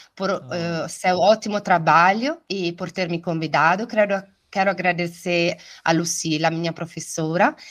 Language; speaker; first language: Portuguese; non-native, fluent; Italian